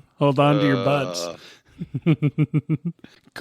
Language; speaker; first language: English; native; English